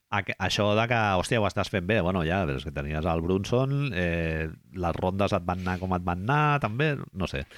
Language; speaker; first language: Catalan; native; Catalan